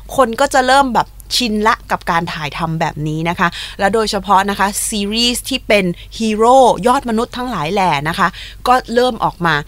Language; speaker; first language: Thai; non-native, fluent; Japanese